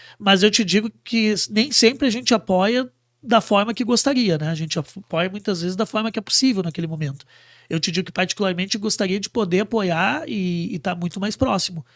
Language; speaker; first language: Portuguese; native; Portuguese